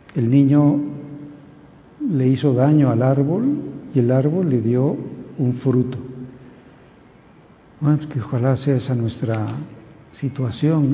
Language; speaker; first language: Spanish; native; Spanish